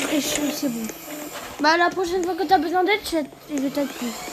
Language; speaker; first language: French; native; French